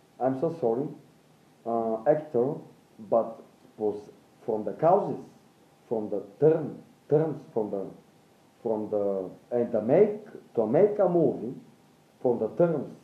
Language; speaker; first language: English; non-native, learner; Bulgarian